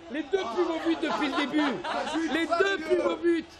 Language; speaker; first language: French; native; French